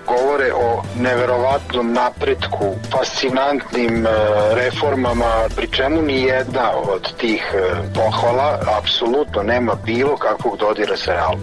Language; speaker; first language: Serbian; native; Serbian